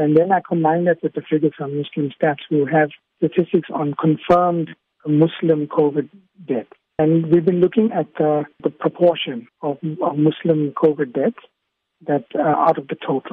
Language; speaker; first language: English; native; English